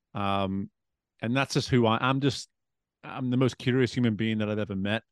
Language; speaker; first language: English; native; English